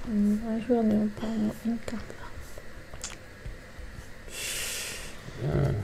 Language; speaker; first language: French; native; French